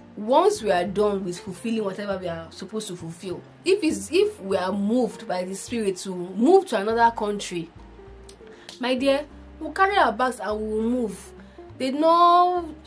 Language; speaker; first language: English; non-native, local second language; Igbo